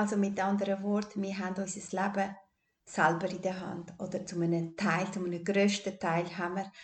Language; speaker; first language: German; early bilingual, other home language; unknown